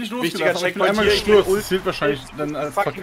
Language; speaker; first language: German; native; German